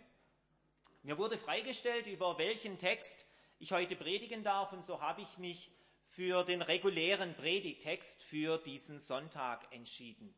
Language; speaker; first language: German; native; German